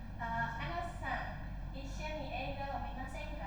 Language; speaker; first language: Japanese; non-native, learner; Indonesian